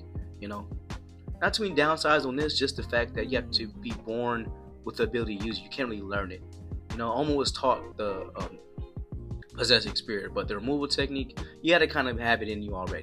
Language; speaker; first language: English; native; English